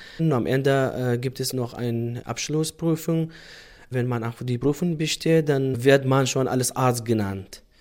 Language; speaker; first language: German; non-native, fluent; Central Kurdish